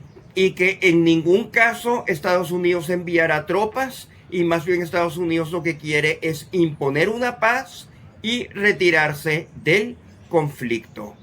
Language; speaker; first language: Spanish; native; Spanish